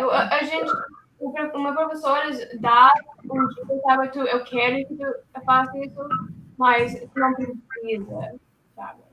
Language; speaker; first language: Portuguese; early bilingual, heritage; Portuguese